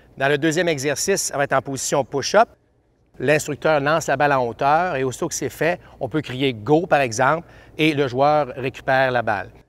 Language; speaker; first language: French; native; French